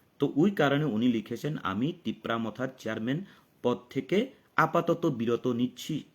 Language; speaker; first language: Bangla; non-native, local second language; Kok Borok